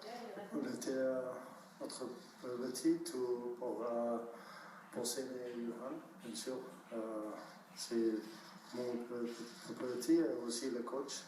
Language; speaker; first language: French; non-native, learner; Arabic